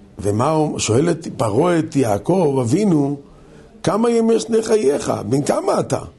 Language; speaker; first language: Hebrew; native; Hebrew